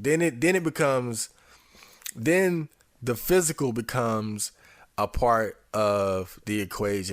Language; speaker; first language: English; native; English